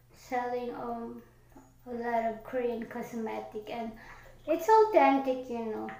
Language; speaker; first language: English; non-native, local second language; Filipino